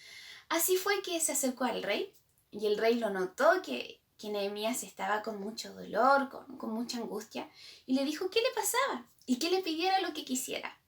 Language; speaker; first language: Spanish; native; Spanish